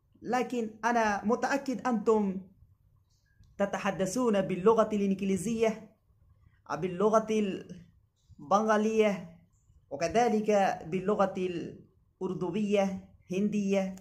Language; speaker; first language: Arabic; non-native, learner; Bangla